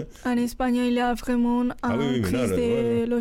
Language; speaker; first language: French; non-native, learner; Spanish